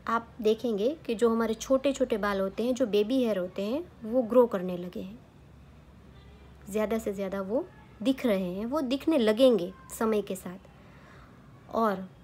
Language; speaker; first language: Hindi; non-native, local second language; Gujarati